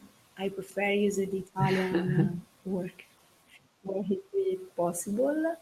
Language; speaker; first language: English; non-native, learner; Italian